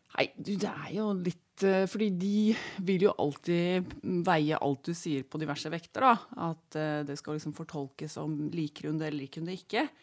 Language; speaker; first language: Norwegian; native; Norwegian